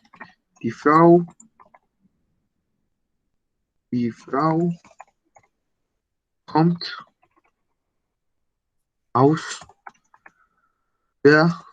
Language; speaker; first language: German; non-native, learner; Spanish